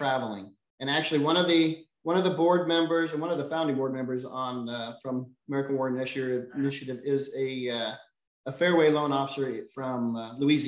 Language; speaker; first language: English; native; English